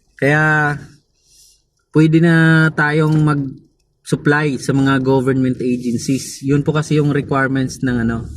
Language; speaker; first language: Filipino; non-native, local second language; Cebuano